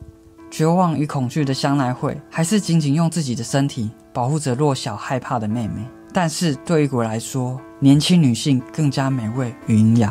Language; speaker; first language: Chinese; native; Chinese